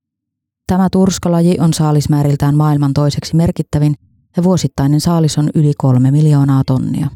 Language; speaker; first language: Finnish; native; Finnish